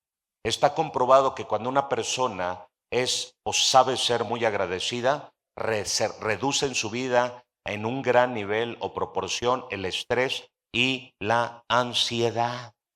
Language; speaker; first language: Spanish; native; Spanish